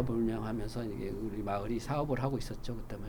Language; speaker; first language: Korean; native; Korean